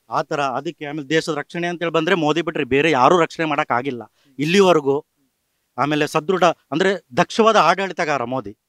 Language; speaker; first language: Kannada; native; Kannada